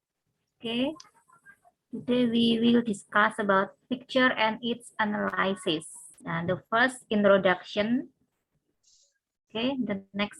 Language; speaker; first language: English; non-native, learner; Indonesian